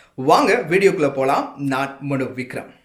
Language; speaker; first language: Tamil; native; Tamil